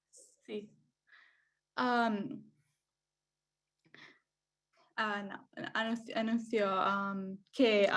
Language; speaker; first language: Spanish; non-native, learner; English